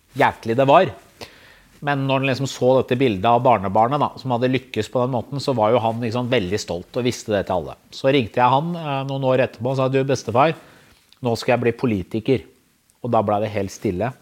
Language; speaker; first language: Norwegian; native; Norwegian